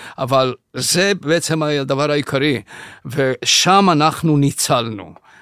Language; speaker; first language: Hebrew; early bilingual, other home language; Spanish